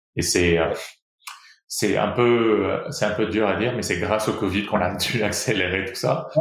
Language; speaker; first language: French; non-native, fluent; Portuguese